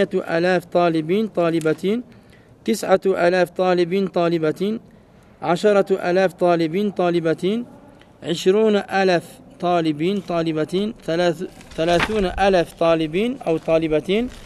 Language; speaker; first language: Arabic; non-native, fluent; French